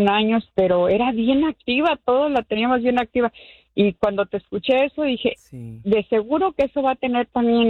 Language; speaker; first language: Spanish; native; Spanish